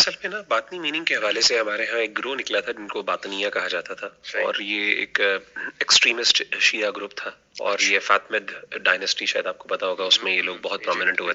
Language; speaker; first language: Urdu; native; Urdu